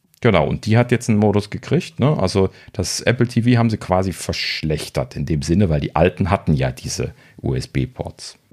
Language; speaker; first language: German; native; German